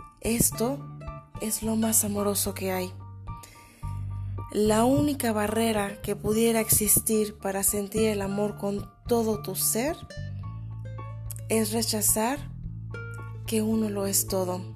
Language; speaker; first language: Spanish; native; Spanish